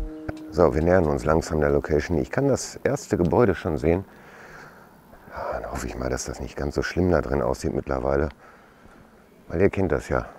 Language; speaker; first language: German; native; German